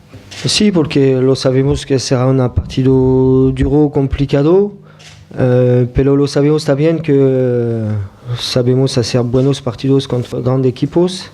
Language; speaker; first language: Spanish; non-native, fluent; French